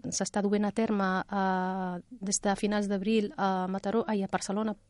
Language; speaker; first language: Catalan; non-native, fluent; Riffian